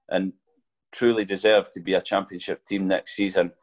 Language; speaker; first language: English; native; English